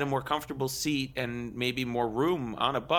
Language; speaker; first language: English; native; English